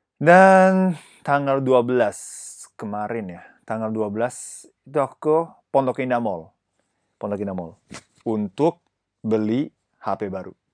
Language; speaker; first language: Indonesian; non-native, fluent; Japanese